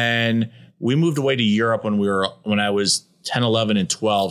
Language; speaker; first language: English; native; English